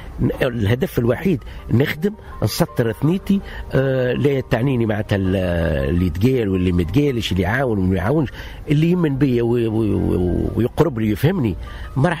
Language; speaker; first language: Arabic; native; Arabic